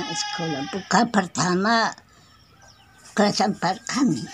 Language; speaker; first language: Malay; non-native, local second language; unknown